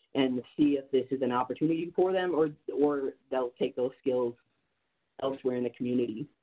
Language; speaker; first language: English; native; English